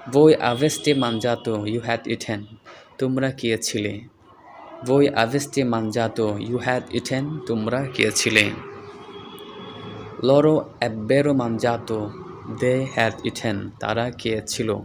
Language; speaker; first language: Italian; non-native, fluent; Bangla